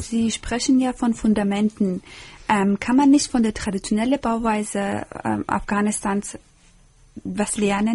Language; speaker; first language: German; non-native, fluent; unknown